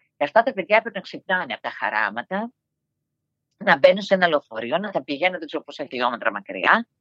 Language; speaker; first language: Greek; early bilingual, heritage; Greek